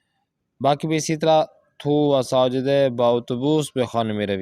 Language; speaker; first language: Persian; non-native, fluent; Urdu